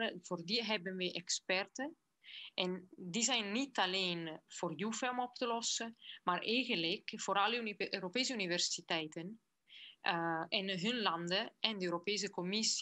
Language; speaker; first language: Dutch; non-native, fluent; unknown